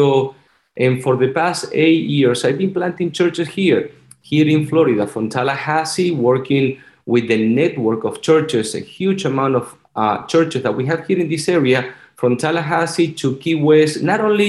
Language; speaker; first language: English; non-native, fluent; Spanish